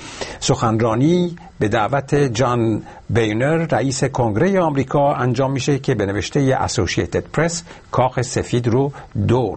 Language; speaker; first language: Persian; native; Persian